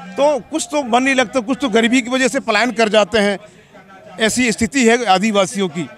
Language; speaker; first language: Hindi; native; Hindi